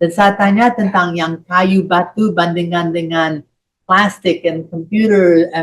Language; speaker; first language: Indonesian; non-native, fluent; English